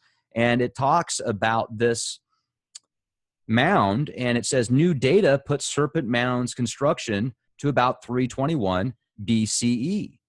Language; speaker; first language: English; native; English